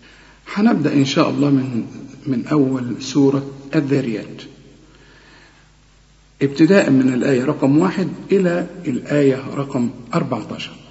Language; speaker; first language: Arabic; native; Arabic